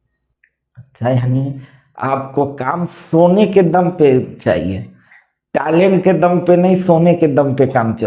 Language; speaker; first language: Hindi; native; Hindi